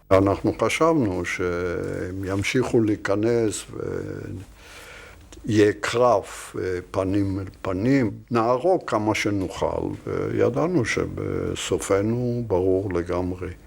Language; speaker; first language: Hebrew; non-native, fluent; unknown